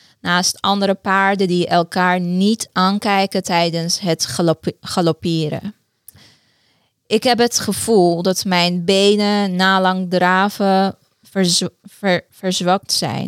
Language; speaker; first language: Dutch; non-native, fluent; Persian